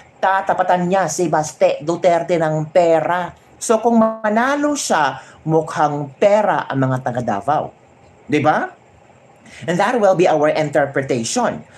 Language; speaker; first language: Filipino; non-native, local second language; Hiligaynon